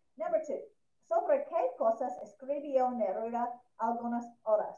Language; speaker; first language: Spanish; non-native, fluent; English